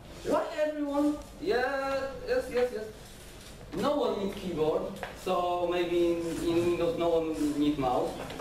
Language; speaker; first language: English; non-native, learner; Polish